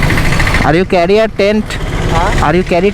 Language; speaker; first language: English; non-native, local second language; Hindi